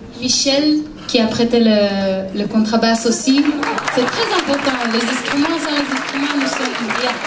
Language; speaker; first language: French; non-native, learner; Hebrew